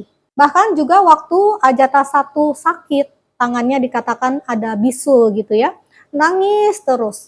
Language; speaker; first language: Indonesian; native; Indonesian